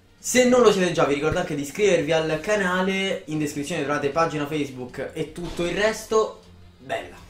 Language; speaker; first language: Italian; native; Italian